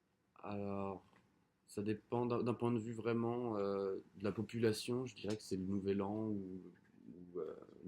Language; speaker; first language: French; native; French